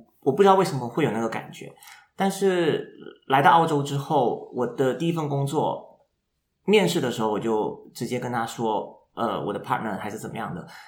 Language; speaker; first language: Chinese; native; Chinese